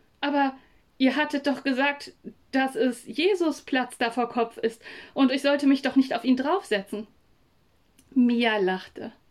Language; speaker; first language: German; native; German